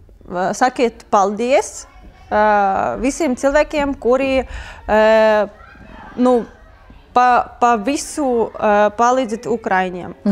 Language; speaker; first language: Latvian; non-native, learner; Ukrainian